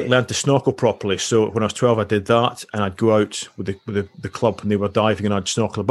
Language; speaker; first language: English; native; English